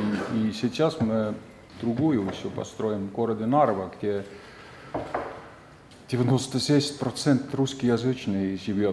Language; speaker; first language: Russian; non-native, fluent; Estonian